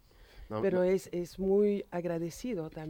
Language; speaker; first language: Spanish; non-native, fluent; French